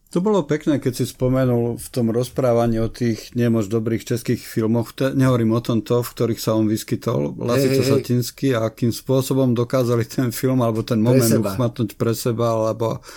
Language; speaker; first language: Slovak; native; Slovak